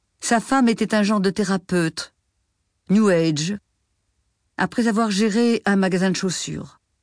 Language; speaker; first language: French; native; French